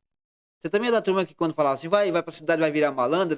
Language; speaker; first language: Portuguese; native; Portuguese